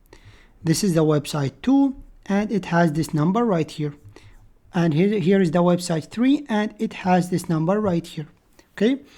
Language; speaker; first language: English; non-native, fluent; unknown